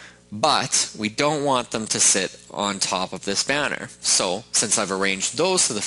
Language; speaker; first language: English; native; English